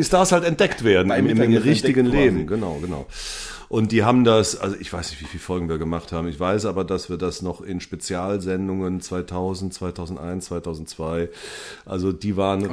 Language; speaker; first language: German; native; German